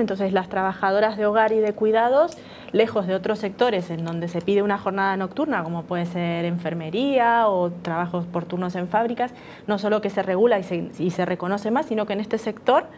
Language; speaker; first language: Spanish; native; Spanish